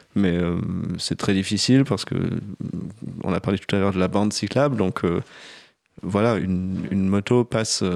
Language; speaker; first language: French; non-native, fluent; German